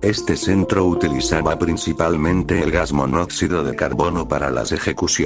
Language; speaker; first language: Spanish; native; Spanish